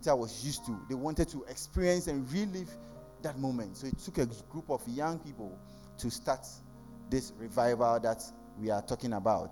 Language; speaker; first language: English; non-native, local second language; Akan